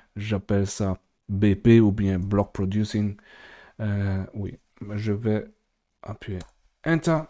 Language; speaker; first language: French; non-native, fluent; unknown